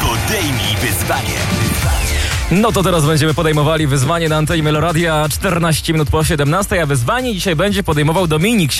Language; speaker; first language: Polish; native; Polish